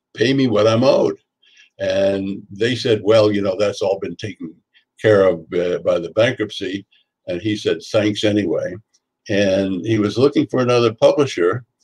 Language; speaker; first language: English; native; English